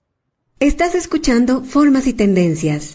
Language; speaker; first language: Spanish; native; Spanish